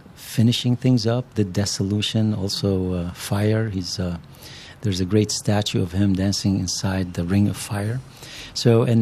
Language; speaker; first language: English; non-native, fluent; Arabic